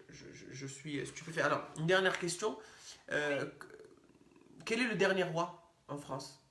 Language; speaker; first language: French; native; French